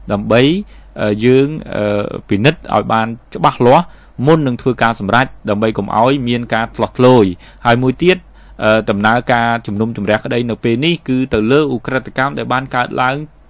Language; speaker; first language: Khmer; native; Khmer